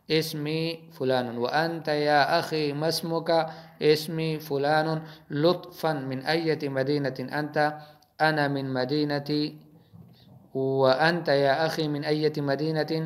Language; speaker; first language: Arabic; non-native, fluent; Urdu